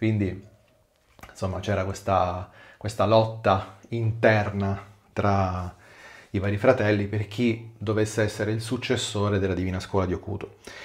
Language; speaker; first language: Italian; native; Italian